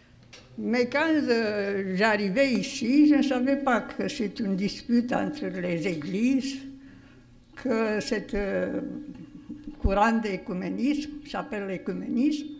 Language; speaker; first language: French; non-native, fluent; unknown